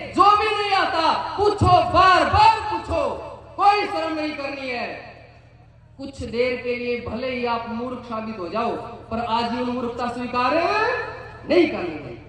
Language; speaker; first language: Hindi; native; Hindi